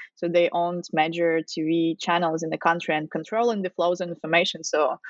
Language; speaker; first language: English; non-native, fluent; Russian